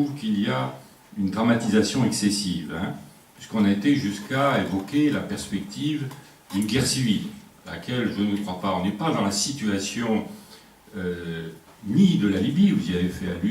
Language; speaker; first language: French; native; French